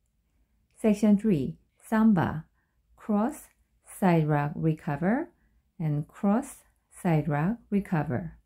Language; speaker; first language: English; non-native, fluent; Korean